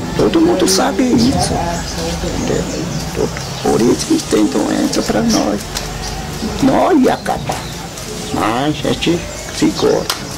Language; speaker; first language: Portuguese; non-native, local second language; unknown